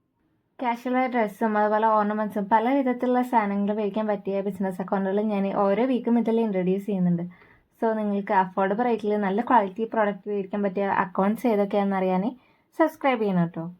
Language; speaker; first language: Malayalam; native; Malayalam